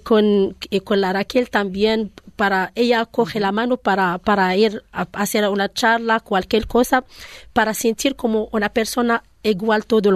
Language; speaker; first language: Spanish; non-native, learner; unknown